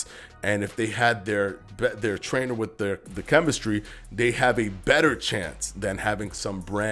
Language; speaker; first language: English; native; English